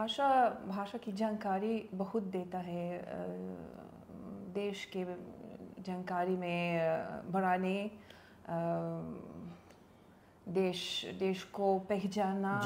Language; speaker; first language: Hindi; non-native, learner; Lithuanian